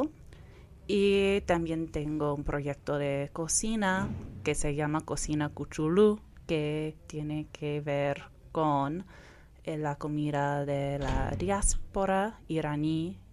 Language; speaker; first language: Spanish; non-native, fluent; English